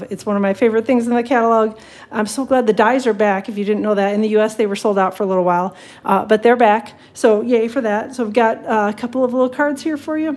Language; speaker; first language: English; native; English